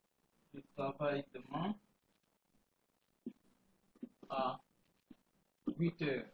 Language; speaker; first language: French; non-native, fluent; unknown